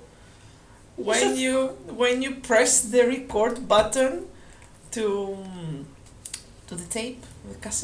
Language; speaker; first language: English; non-native, fluent; Greek